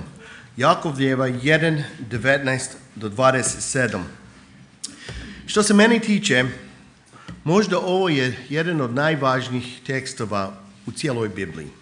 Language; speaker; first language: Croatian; non-native, fluent; English